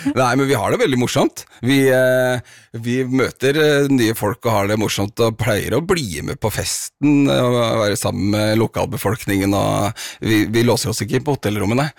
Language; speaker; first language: Norwegian; native; Norwegian